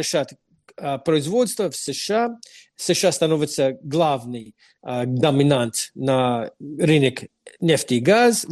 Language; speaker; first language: Russian; non-native, fluent; English